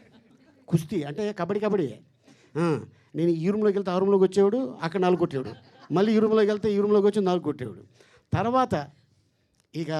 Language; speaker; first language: Telugu; native; Telugu